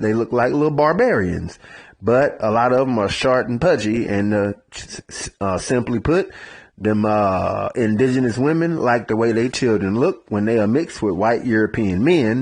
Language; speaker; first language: English; native; English